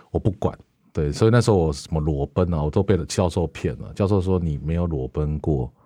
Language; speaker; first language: Chinese; native; Chinese